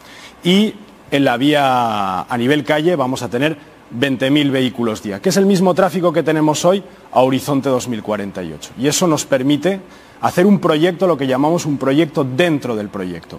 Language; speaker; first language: Spanish; native; Spanish